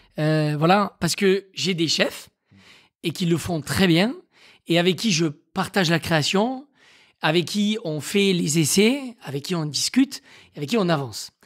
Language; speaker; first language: French; native; French